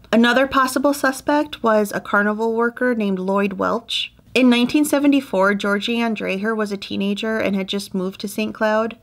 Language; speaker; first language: English; native; English